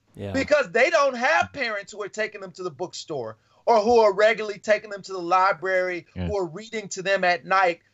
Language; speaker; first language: English; native; English